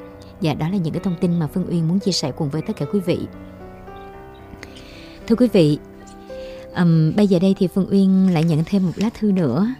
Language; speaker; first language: Vietnamese; native; Vietnamese